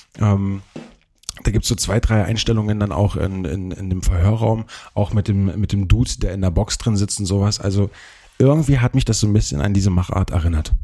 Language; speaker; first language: German; native; German